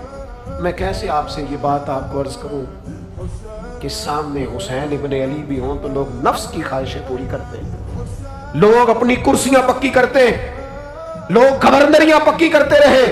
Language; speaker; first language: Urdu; non-native, local second language; Punjabi